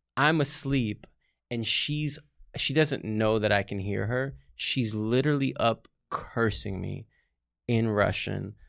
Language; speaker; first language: English; early bilingual, other home language; Russian